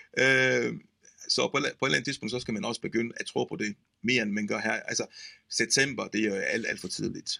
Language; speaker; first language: Danish; non-native, fluent; Italian